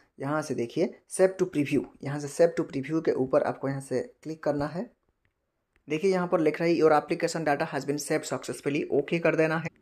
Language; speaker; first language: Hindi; non-native, local second language; Bangla